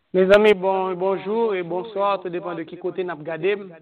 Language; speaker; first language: French; non-native, local second language; Haitian Creole